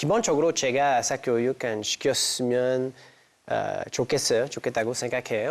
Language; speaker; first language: Korean; non-native, learner; English